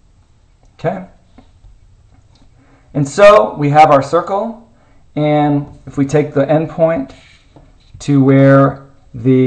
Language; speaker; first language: English; native; English